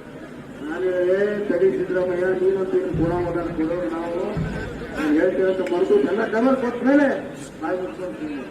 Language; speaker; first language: Kannada; native; Kannada